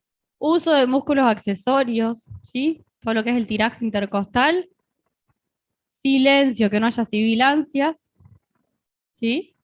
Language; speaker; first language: Spanish; native; Spanish